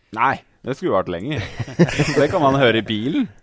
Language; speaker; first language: Norwegian; native; Norwegian